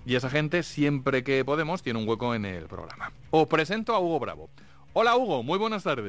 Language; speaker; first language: Spanish; native; Spanish